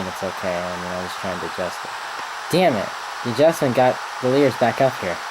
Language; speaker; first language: English; native; English